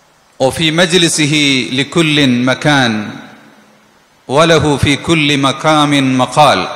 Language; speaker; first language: Arabic; non-native, fluent; Malayalam